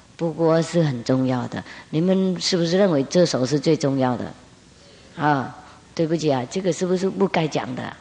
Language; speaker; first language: Chinese; non-native, fluent; Vietnamese